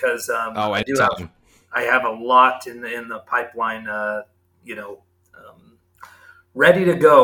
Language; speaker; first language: English; native; English